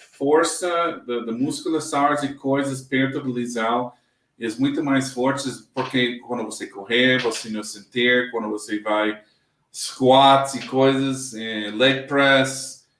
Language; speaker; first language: Portuguese; non-native, learner; English